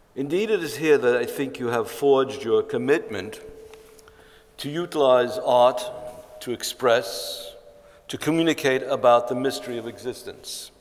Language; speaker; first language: English; native; English